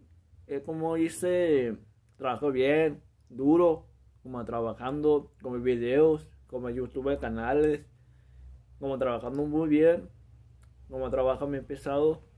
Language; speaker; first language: Spanish; non-native, local second language; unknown